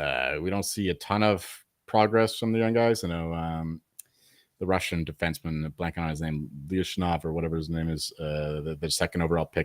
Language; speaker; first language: English; native; English